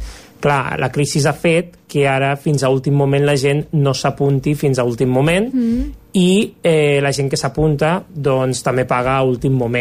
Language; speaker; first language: Catalan; native; Catalan